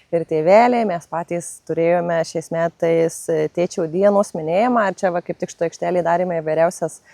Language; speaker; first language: Lithuanian; native; Lithuanian